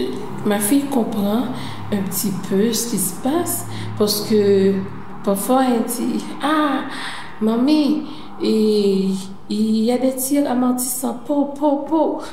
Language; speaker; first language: French; non-native, local second language; Haitian Creole